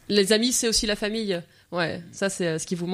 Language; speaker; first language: French; native; French